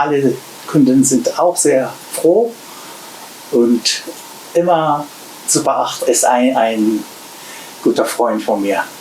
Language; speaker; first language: German; non-native, learner; Japanese